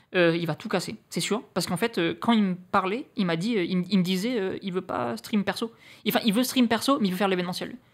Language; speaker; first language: French; native; French